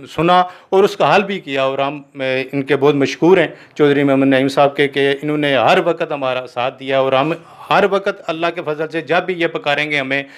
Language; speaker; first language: Urdu; non-native, local second language; Pahari-Potwari